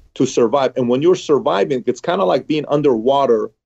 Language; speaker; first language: English; early bilingual, other home language; Persian